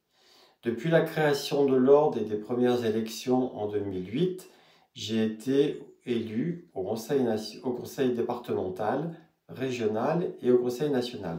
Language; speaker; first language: French; native; French